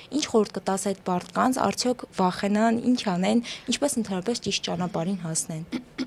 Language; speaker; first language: Armenian; native; Armenian